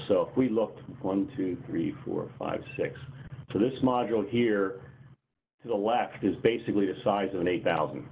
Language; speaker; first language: English; native; English